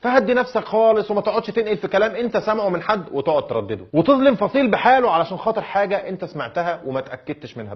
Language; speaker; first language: Arabic; native; Arabic